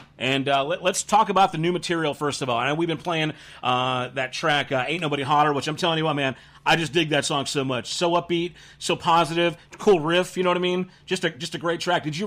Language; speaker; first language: English; native; English